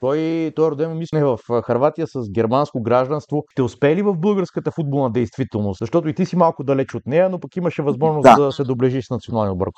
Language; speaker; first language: Bulgarian; native; Bulgarian